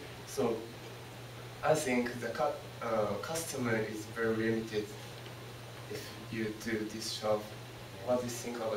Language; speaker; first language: English; non-native, learner; Japanese